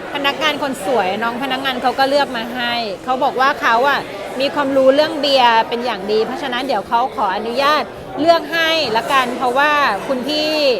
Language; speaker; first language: Thai; native; Thai